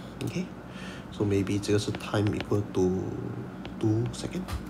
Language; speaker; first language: English; non-native, local second language; Chinese